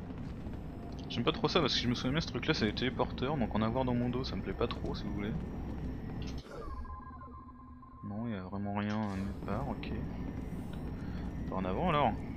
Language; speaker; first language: French; native; French